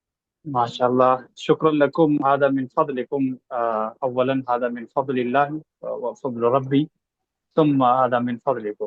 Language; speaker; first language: Arabic; non-native, fluent; Urdu